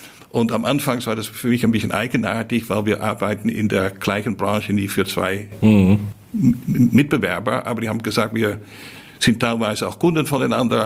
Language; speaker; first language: German; non-native, fluent; Dutch